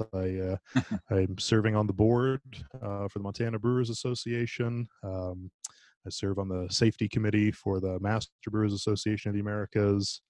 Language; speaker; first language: English; native; English